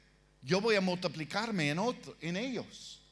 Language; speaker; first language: Spanish; non-native, fluent; English